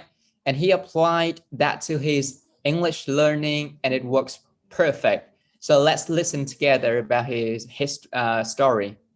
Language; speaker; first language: English; non-native, fluent; Vietnamese